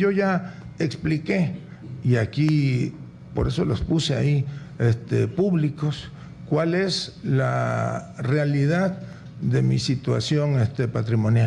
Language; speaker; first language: Spanish; native; Spanish